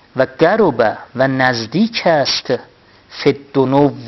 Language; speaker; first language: Persian; non-native, local second language; Azerbaijani